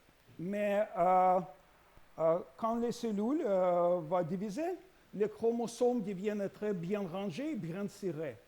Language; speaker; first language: French; non-native, learner; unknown